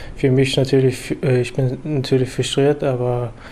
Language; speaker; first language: German; non-native, learner; Danish